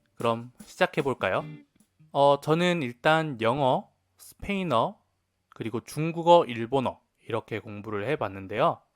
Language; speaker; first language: Korean; native; Korean